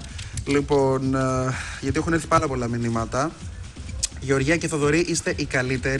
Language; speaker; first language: Greek; native; Greek